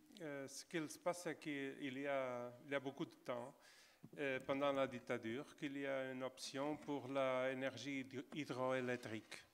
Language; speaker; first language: French; non-native, fluent; Portuguese